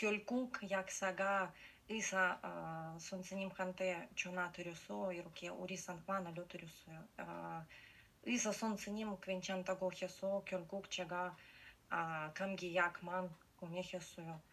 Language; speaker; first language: Korean; non-native, learner; Russian